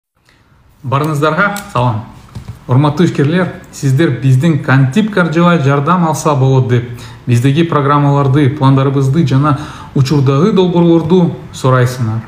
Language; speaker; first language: Kyrgyz; non-native, local second language; Russian